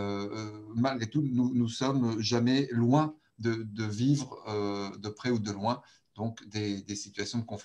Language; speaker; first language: French; native; French